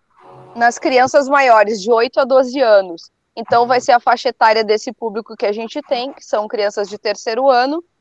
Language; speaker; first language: Portuguese; native; Portuguese